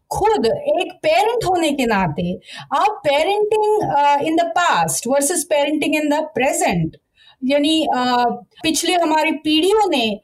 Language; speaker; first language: Hindi; non-native, local second language; Marathi